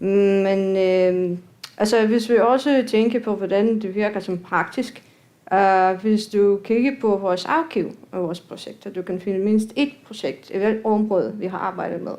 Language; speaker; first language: Danish; non-native, fluent; Russian